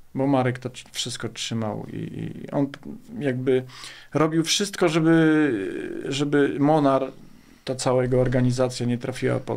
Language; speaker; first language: Polish; native; Polish